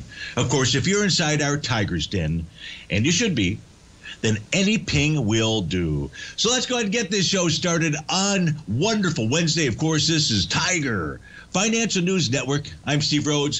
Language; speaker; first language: English; native; English